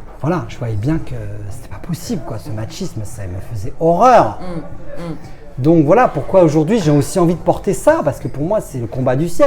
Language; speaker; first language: French; native; French